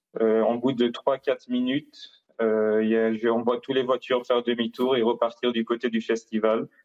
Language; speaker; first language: French; non-native, fluent; Hebrew